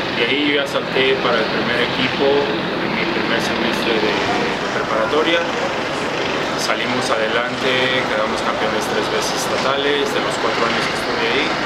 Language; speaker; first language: Spanish; early bilingual, heritage; Spanish